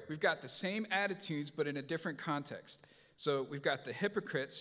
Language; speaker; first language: English; native; English